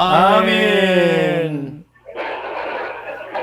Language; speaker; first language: Korean; native; Korean